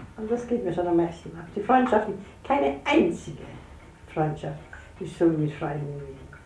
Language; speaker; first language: German; native; German